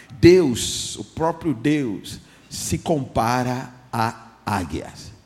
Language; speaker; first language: Portuguese; non-native, fluent; English